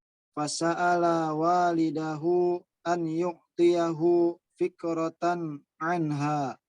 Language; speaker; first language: Arabic; non-native, learner; Indonesian